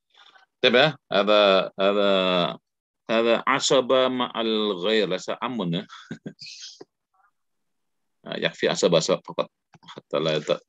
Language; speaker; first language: Arabic; non-native, fluent; Indonesian